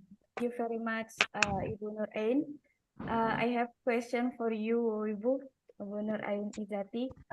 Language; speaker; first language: English; non-native, learner; Indonesian